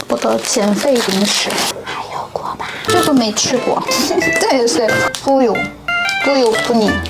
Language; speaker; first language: Chinese; non-native, learner; Korean